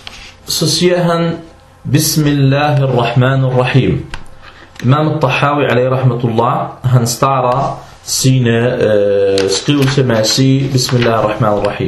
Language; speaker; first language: Danish; non-native, fluent; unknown